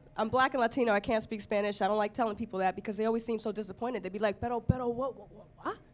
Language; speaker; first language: English; native; English